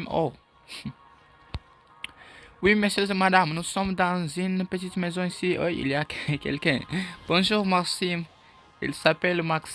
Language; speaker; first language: French; non-native, learner; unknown